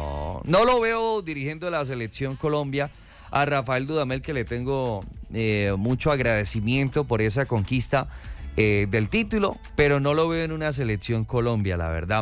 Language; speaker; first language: Spanish; native; Spanish